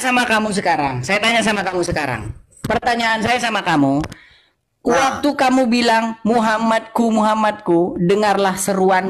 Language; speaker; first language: Indonesian; native; Indonesian